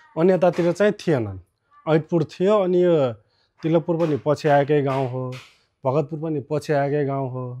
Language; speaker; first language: Nepali; non-native, local second language; Rana Tharu